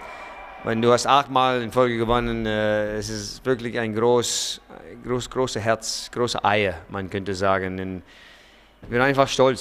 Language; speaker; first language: German; non-native, fluent; English